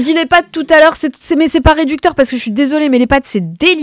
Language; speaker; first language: French; native; French